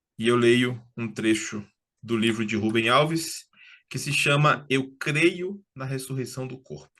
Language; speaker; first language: Portuguese; native; Portuguese